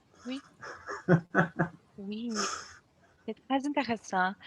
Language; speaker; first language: French; non-native, learner; Portuguese